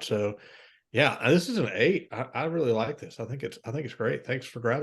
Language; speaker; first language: English; native; English